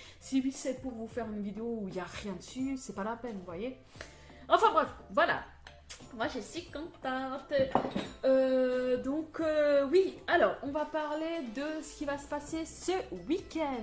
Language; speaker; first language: French; native; French